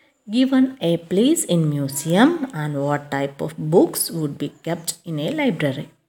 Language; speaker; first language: English; non-native, local second language; Malayalam